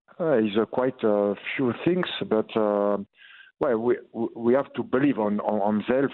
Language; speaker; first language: English; non-native, learner; French